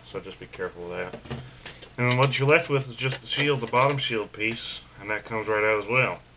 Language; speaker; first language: English; native; English